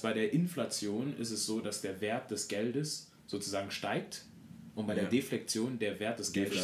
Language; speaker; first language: German; native; German